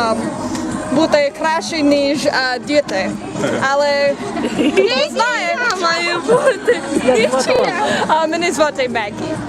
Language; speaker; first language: Ukrainian; non-native, learner; English